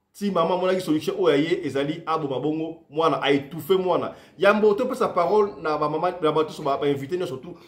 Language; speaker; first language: Lingala; native; Lingala